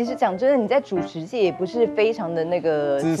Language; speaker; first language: Chinese; native; Chinese